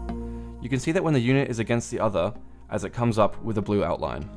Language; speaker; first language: English; native; English